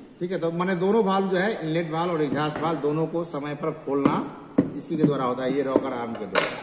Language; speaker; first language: Hindi; native; Hindi